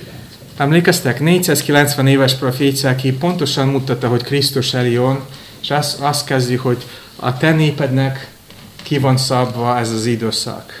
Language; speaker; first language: Hungarian; non-native, fluent; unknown